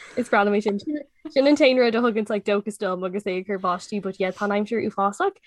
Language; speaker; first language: Irish; non-native, local second language; English